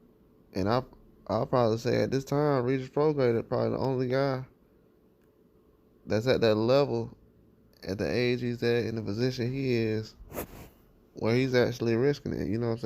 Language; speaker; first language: English; native; English